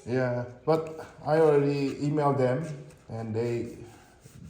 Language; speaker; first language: English; non-native, fluent; Indonesian